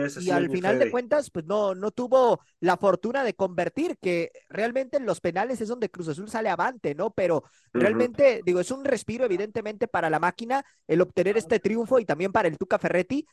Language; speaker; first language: Spanish; native; Spanish